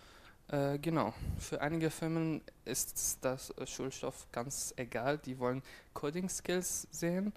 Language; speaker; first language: German; non-native, fluent; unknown